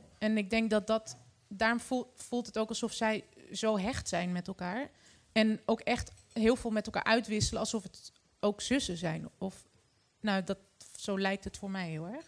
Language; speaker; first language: Dutch; early bilingual, other home language; Arabic